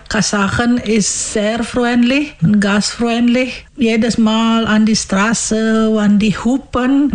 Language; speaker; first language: German; non-native, learner; Indonesian